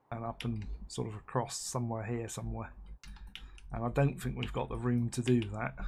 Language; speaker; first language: English; native; English